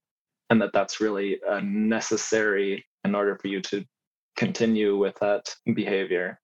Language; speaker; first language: English; native; English